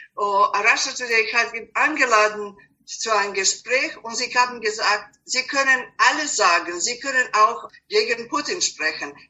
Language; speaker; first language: German; non-native, fluent; Serbian